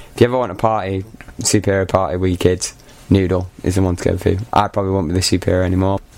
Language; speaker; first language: English; native; English